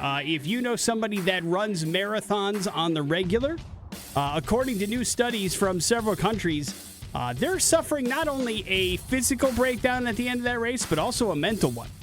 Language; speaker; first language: English; native; English